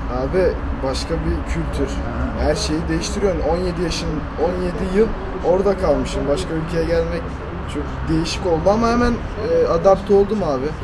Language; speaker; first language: Turkish; early bilingual, heritage; Turkish